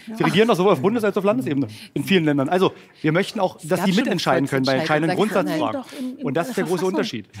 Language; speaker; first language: German; native; German